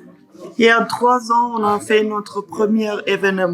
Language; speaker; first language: French; non-native, fluent; German